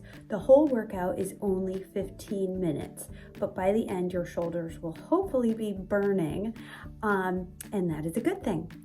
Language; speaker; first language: English; native; English